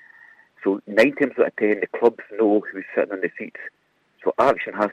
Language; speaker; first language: English; native; English